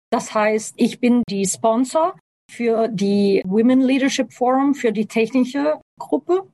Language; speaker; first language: German; non-native, fluent; Portuguese